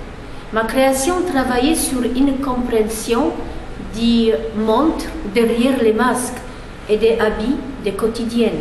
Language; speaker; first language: French; non-native, fluent; Polish